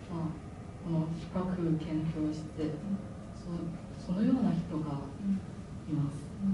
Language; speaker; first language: Japanese; non-native, fluent; Chinese